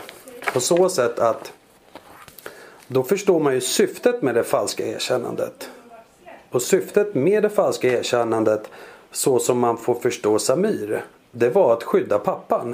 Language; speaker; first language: Swedish; native; Swedish